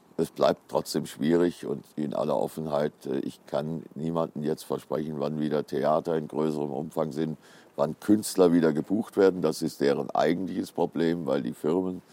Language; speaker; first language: German; native; German